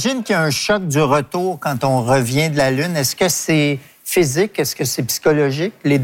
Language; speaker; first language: French; native; French